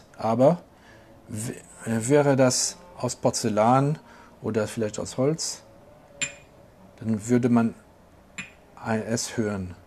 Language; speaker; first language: German; non-native, local second language; French